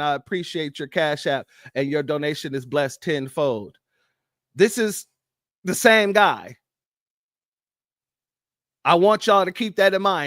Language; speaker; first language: English; native; English